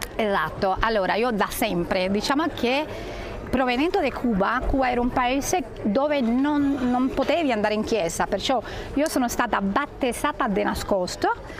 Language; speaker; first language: Italian; non-native, fluent; Spanish